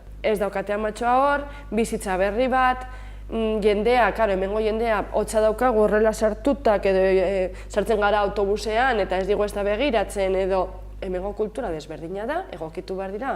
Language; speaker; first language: Basque; native; Basque